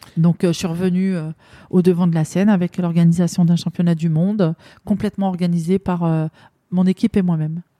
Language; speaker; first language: French; native; French